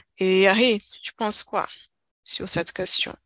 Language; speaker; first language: French; non-native, learner; Portuguese